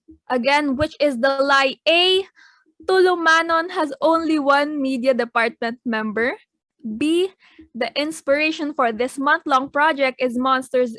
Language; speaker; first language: English; non-native, local second language; Filipino